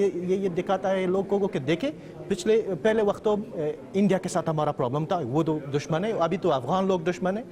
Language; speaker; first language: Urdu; non-native, fluent; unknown